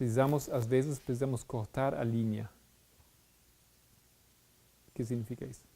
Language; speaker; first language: Portuguese; non-native, fluent; Spanish